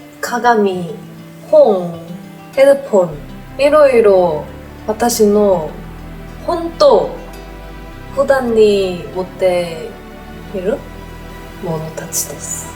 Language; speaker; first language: Japanese; non-native, learner; Korean